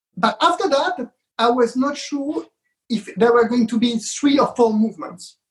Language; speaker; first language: English; non-native, fluent; Hebrew